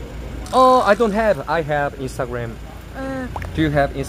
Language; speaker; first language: English; non-native, learner; Korean